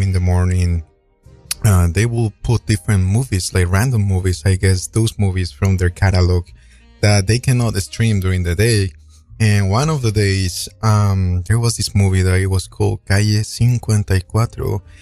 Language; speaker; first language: English; non-native, fluent; Spanish